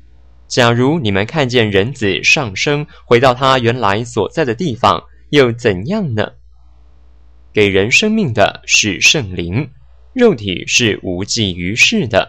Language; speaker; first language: Chinese; native; Chinese